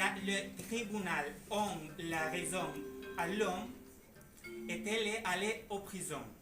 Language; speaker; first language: French; non-native, learner; Spanish